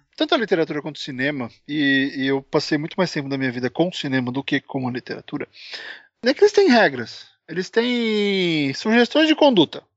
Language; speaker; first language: Portuguese; native; Portuguese